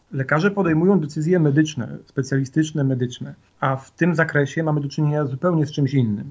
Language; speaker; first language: Polish; native; Polish